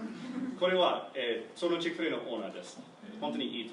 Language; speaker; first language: Japanese; non-native, learner; English